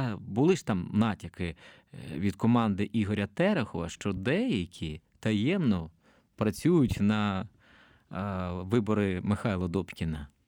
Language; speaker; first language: Ukrainian; native; Ukrainian